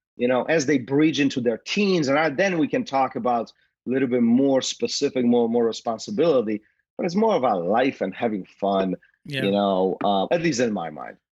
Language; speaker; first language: English; non-native, fluent; Polish